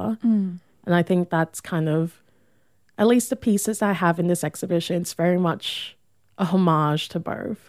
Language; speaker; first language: English; native; English